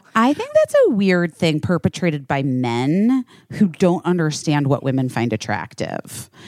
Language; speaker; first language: English; native; English